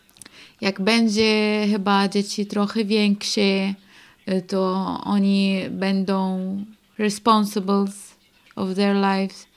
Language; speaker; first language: Polish; non-native, learner; Arabic